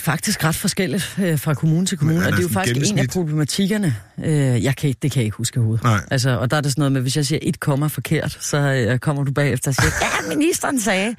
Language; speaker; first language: Danish; native; Danish